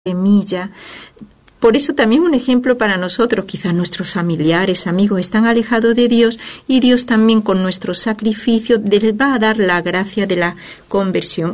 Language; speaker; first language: Spanish; native; Spanish